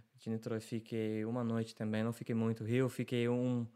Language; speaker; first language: Portuguese; non-native, learner; English